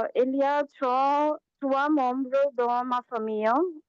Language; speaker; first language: French; non-native, learner; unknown